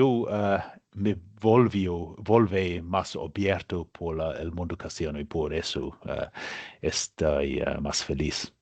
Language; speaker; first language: Spanish; non-native, learner; English